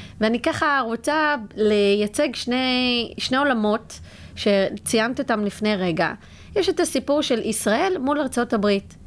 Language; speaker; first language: Hebrew; native; Hebrew